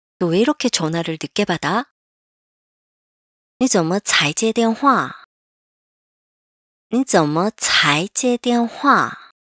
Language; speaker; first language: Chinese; non-native, fluent; Korean